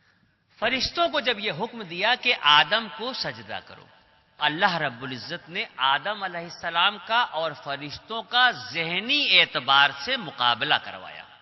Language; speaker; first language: Urdu; native; Urdu